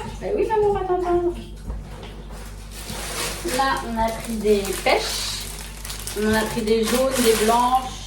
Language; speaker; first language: French; native; French